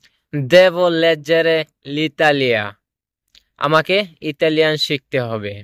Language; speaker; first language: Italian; non-native, learner; Bangla